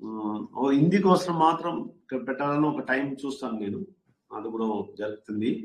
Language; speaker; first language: Telugu; non-native, learner; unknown